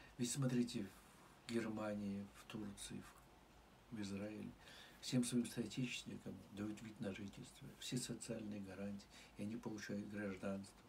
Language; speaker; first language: Russian; native; Russian